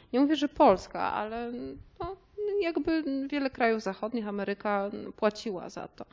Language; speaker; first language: Polish; native; Polish